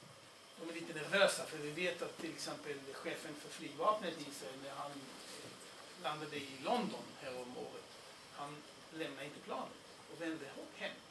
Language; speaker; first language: Swedish; non-native, fluent; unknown